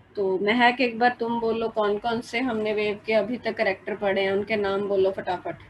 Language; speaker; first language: Hindi; non-native, local second language; Punjabi